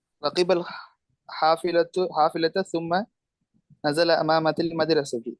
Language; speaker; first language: Arabic; non-native, learner; Tamil